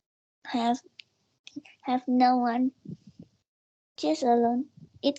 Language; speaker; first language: English; non-native, learner; Vietnamese